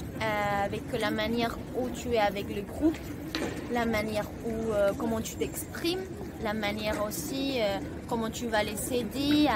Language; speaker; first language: French; non-native, fluent; Spanish